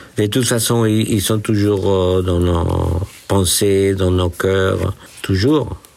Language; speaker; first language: French; non-native, fluent; Spanish